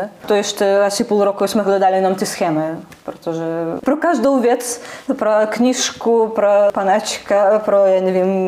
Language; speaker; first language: Czech; non-native, learner; Russian